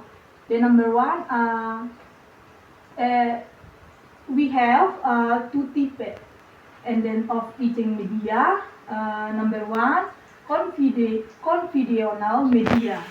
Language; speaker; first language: English; non-native, learner; Indonesian